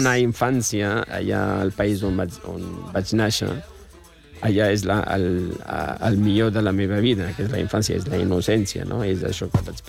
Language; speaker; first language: Catalan; non-native, fluent; Arabic